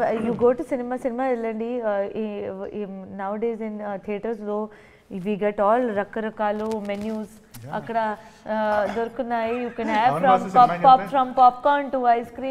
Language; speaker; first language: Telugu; non-native, learner; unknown